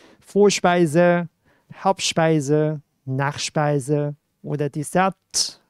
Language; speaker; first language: German; non-native, fluent; Cantonese